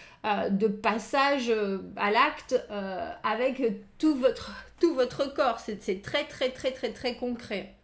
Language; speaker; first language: French; native; French